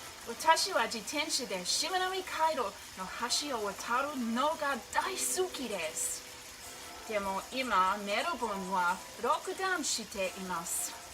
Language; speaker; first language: Japanese; non-native, learner; English